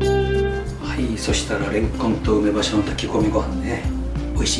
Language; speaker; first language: Japanese; native; Japanese